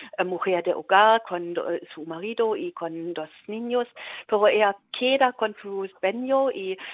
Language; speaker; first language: Spanish; non-native, learner; German